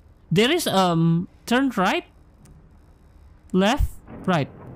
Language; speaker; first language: English; non-native, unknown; Indonesian